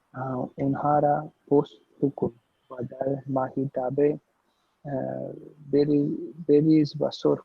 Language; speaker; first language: Persian; non-native, learner; Urdu